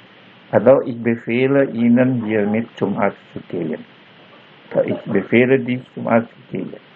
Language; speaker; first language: German; non-native, fluent; Indonesian